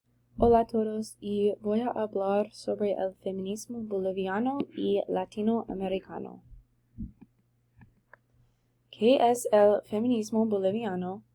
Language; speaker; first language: Spanish; non-native, learner; English